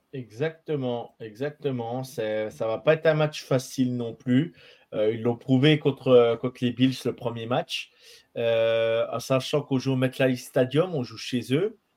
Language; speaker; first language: French; native; French